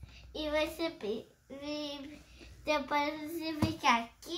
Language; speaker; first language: Portuguese; early bilingual, heritage; Portuguese